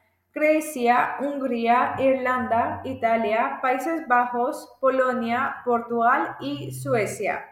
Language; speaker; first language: Spanish; non-native, fluent; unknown